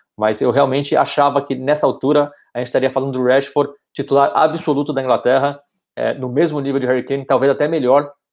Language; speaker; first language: Portuguese; native; Portuguese